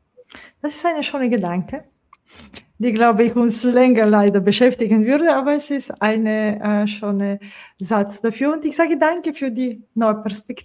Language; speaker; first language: German; non-native, fluent; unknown